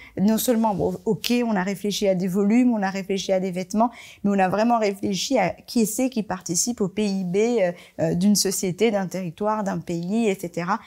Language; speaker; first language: French; early bilingual, other home language; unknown